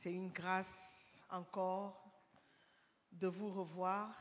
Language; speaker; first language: French; non-native, fluent; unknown